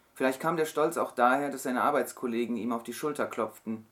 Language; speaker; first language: German; early bilingual, other home language; Turkish